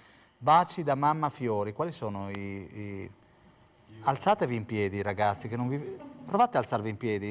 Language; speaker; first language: Italian; native; Italian